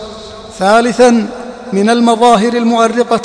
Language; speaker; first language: Arabic; native; Arabic